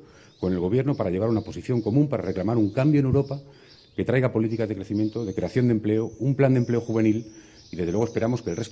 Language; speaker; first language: Spanish; native; Spanish